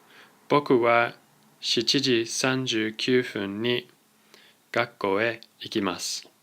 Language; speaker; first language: Japanese; non-native, fluent; English